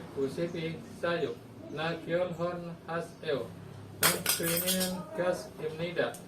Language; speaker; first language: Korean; non-native, learner; Indonesian